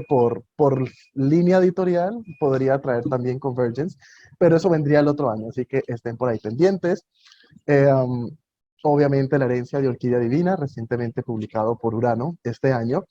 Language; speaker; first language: Spanish; native; Spanish